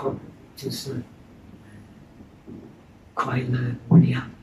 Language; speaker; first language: Chinese; non-native, fluent; Czech